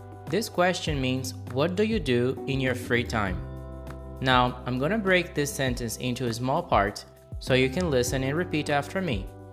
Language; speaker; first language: English; non-native, fluent; Portuguese